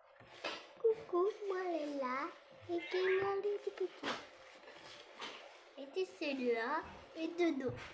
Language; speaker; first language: French; native; French